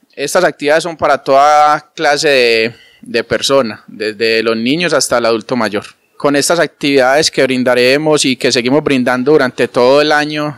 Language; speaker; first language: Spanish; native; Spanish